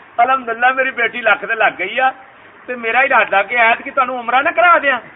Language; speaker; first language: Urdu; non-native, local second language; Punjabi